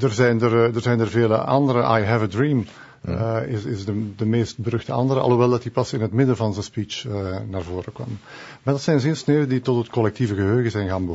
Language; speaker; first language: Dutch; native; Dutch